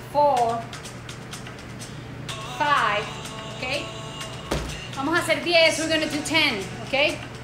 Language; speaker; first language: English; non-native, fluent; Spanish